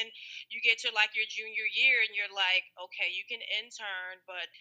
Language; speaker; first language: English; native; English